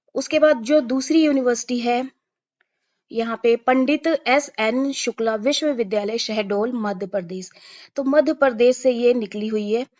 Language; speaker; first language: Hindi; native; Hindi